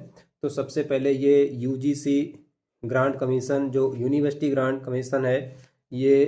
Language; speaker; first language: Hindi; native; Hindi